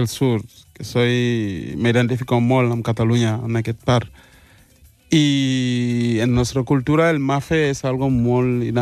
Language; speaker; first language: Catalan; non-native, learner; Mandingo